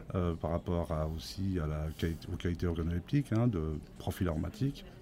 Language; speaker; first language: French; native; French